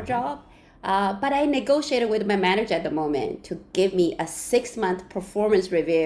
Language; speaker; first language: English; non-native, fluent; Chinese